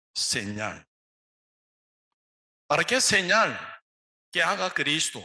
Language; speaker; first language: Spanish; non-native, learner; Korean